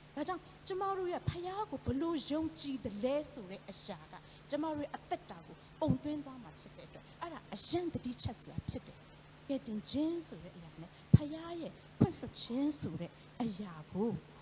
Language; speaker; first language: Burmese; non-native, local second language; Hakha Chin